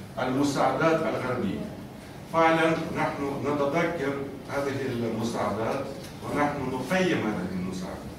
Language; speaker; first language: Arabic; non-native, fluent; Russian